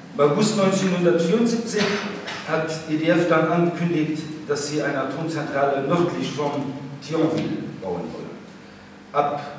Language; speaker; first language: German; non-native, local second language; Luxembourgish